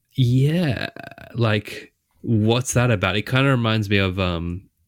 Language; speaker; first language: English; native; English